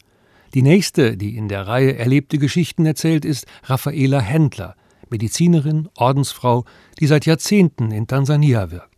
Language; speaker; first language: German; native; German